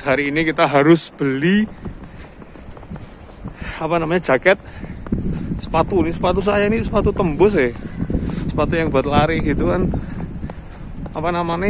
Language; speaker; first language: Indonesian; non-native, local second language; Javanese